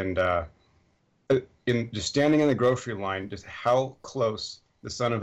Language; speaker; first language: English; native; English